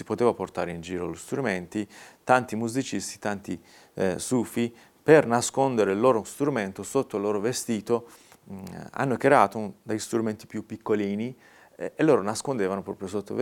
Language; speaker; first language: Italian; non-native, fluent; Persian